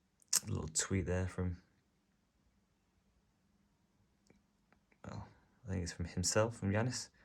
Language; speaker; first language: English; native; English